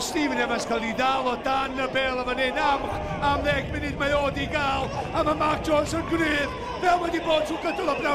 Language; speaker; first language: Welsh; native; Welsh